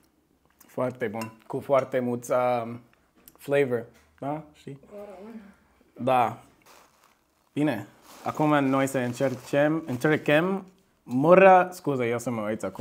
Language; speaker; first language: Romanian; non-native, learner; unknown